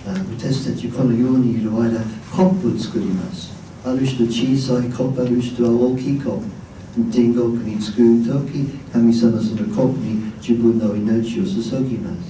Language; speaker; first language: Japanese; non-native, fluent; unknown